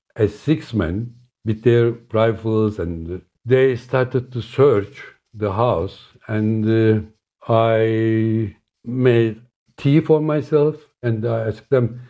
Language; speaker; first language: English; non-native, fluent; Turkish